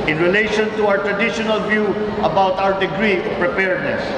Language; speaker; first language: English; non-native, local second language; Filipino